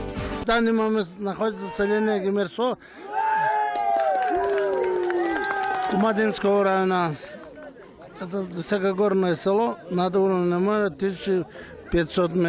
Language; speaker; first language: Russian; non-native, local second language; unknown